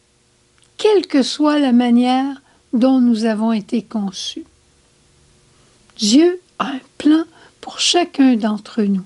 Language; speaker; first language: French; native; French